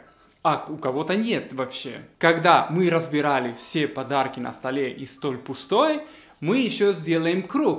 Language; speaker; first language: Russian; non-native, fluent; Spanish